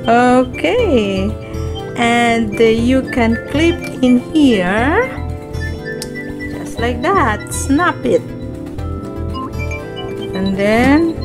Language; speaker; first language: English; non-native, local second language; Filipino